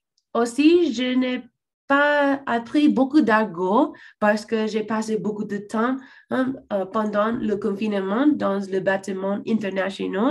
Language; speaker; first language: French; non-native, learner; English